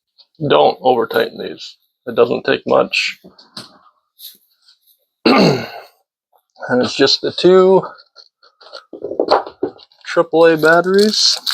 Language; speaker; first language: English; native; English